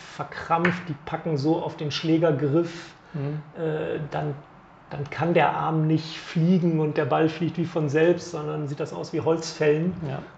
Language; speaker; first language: German; native; German